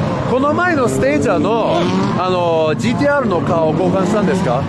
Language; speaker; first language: Japanese; non-native, fluent; English